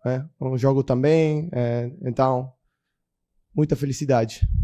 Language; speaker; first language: Portuguese; non-native, fluent; Italian